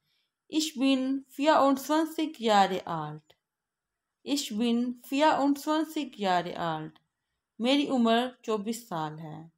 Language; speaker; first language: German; non-native, fluent; Urdu